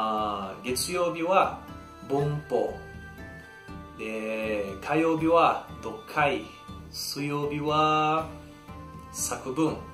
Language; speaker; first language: Japanese; non-native, fluent; Portuguese